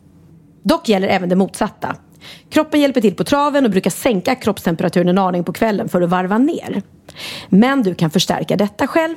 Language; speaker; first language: Swedish; native; Swedish